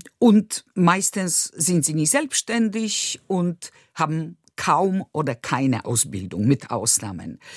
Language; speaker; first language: German; non-native, fluent; Polish